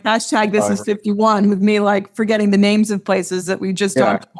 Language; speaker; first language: English; native; English